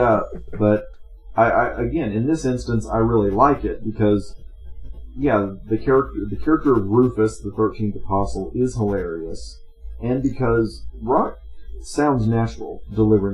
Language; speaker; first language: English; native; English